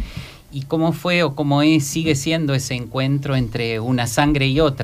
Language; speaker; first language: Spanish; native; Spanish